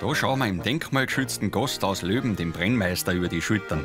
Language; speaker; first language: German; native; German